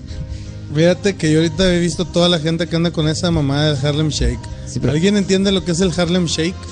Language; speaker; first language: Spanish; native; Spanish